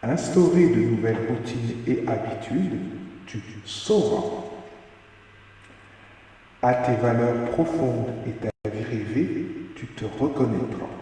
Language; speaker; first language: French; native; French